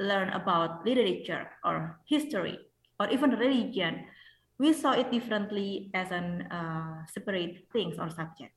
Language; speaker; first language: English; non-native, fluent; Indonesian